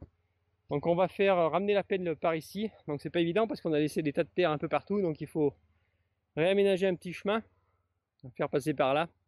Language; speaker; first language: French; native; French